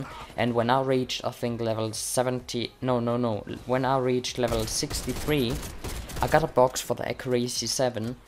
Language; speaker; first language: English; non-native, fluent; Swiss German